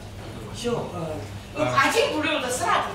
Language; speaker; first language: Russian; non-native, learner; Chinese